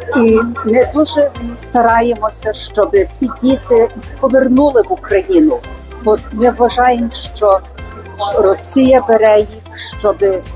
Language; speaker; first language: Ukrainian; early bilingual, heritage; Ukrainian